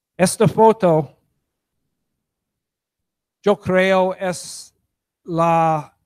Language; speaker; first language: Spanish; non-native, learner; English